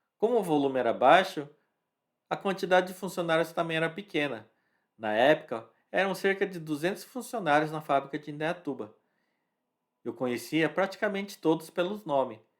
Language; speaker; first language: Portuguese; early bilingual, other home language; Japanese